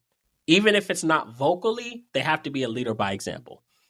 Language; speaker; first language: English; native; English